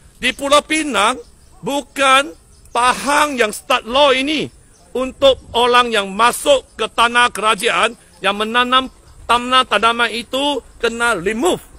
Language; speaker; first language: Malay; non-native, local second language; Chinese